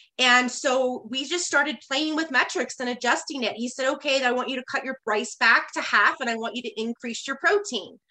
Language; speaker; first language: English; native; English